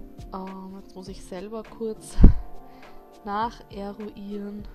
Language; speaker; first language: German; native; German